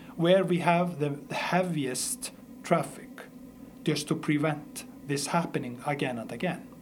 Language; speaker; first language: English; non-native, fluent; Icelandic